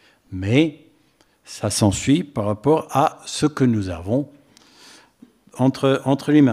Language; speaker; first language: French; non-native, fluent; English